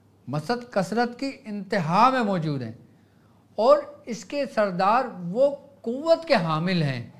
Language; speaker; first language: Urdu; native; Urdu